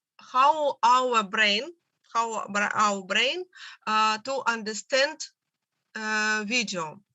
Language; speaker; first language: English; non-native, learner; Russian